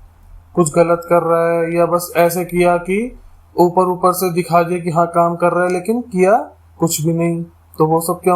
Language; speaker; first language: Hindi; native; Hindi